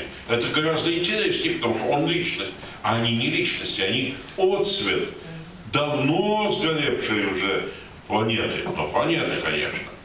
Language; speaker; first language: Russian; native; Russian